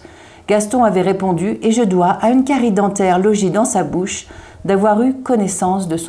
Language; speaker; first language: French; native; French